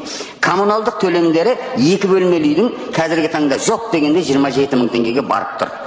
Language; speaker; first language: Kazakh; native; Kazakh